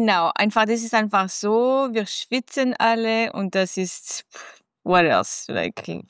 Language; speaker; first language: German; non-native, local second language; French